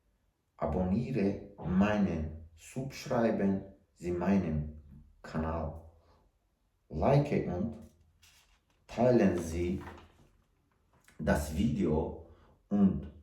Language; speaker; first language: German; non-native, learner; Tajik